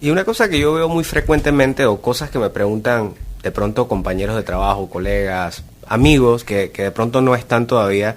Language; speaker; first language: Spanish; native; Spanish